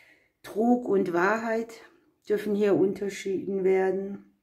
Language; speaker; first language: German; native; German